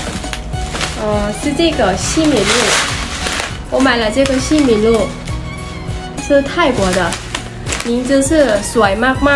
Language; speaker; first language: Chinese; non-native, fluent; Lao